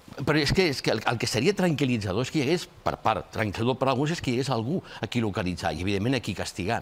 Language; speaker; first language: Catalan; non-native, local second language; Spanish